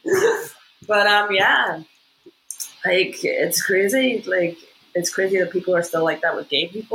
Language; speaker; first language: English; native; English